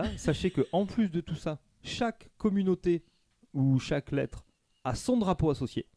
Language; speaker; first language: French; native; French